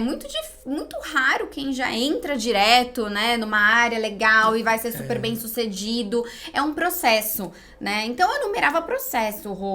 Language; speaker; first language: Portuguese; native; Portuguese